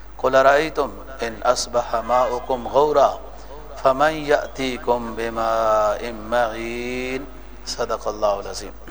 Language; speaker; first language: Urdu; non-native, local second language; Punjabi